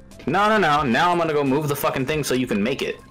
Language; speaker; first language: English; native; English